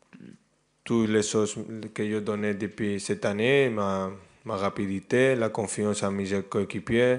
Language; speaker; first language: French; non-native, fluent; Spanish